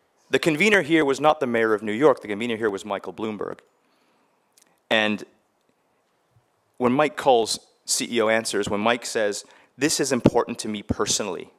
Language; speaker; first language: English; native; English